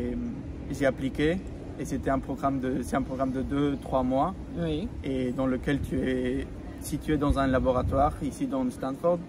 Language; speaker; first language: French; non-native, fluent; Spanish